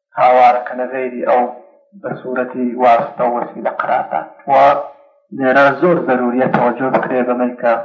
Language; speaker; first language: Central Kurdish; non-native, local second language; Gurani